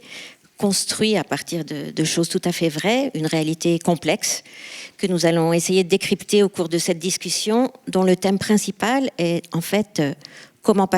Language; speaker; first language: French; non-native, fluent; Spanish